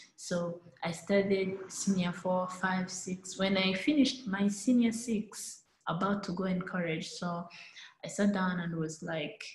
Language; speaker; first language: English; non-native, local second language; Kinyarwanda